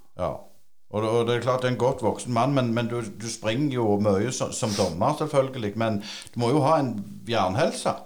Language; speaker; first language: Norwegian; native; Norwegian